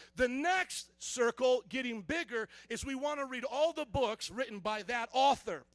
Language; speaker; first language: English; native; English